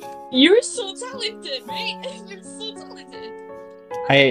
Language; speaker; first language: English; non-native, local second language; Cantonese